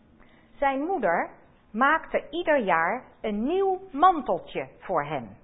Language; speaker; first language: Dutch; native; Dutch